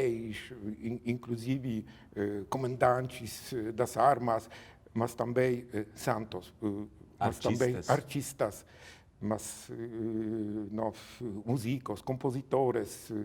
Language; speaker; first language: Portuguese; non-native, learner; Polish